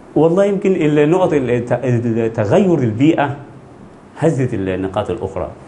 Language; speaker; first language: Egyptian Arabic; non-native, local second language; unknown